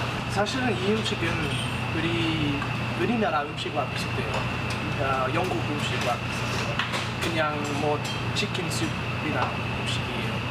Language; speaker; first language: Korean; non-native, fluent; English